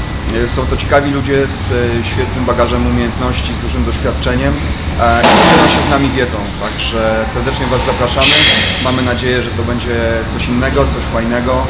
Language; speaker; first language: Polish; native; Polish